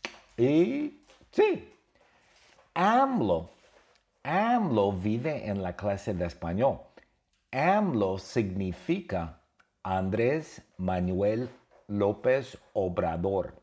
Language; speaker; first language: Spanish; non-native, fluent; English